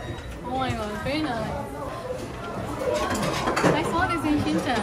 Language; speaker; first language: English; non-native, local second language; Assamese